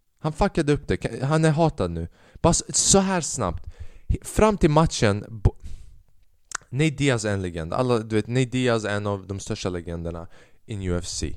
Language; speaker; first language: Swedish; early bilingual, other home language; Albanian